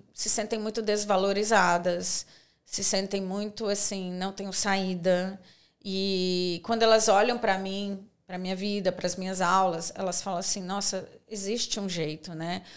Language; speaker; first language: Portuguese; native; Portuguese